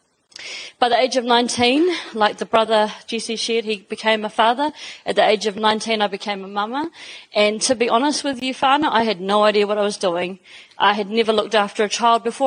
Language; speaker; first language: English; native; English